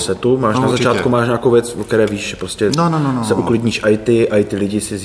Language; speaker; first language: Czech; native; Czech